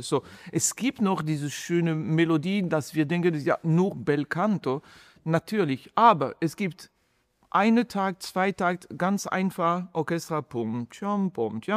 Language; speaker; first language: German; non-native, fluent; French